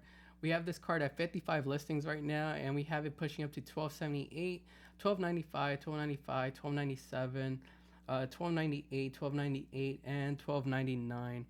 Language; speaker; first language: English; native; English